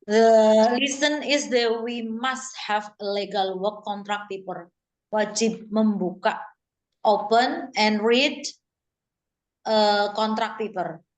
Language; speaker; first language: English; non-native, learner; Indonesian